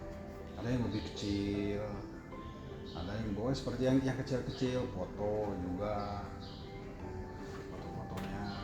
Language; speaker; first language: Indonesian; native; Indonesian